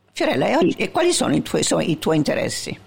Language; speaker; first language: Italian; native; Italian